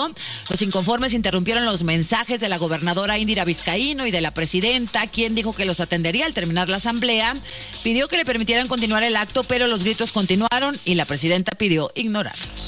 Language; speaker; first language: Spanish; native; Spanish